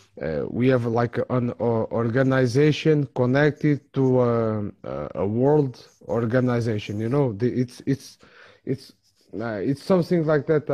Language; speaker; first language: English; non-native, fluent; Portuguese